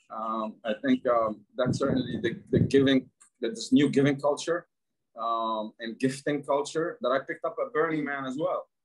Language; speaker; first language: English; non-native, fluent; Arabic